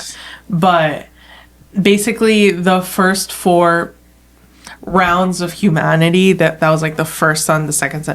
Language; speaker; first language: English; native; English